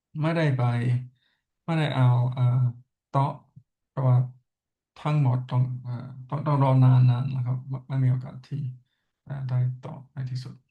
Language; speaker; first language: Thai; non-native, learner; English